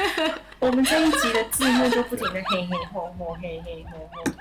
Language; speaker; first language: Chinese; native; Chinese